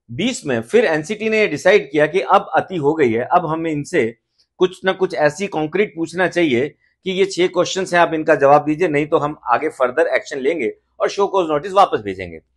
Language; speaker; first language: Hindi; native; Hindi